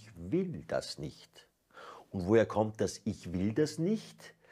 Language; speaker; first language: German; native; German